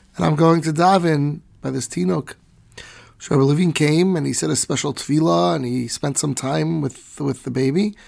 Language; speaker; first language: English; native; English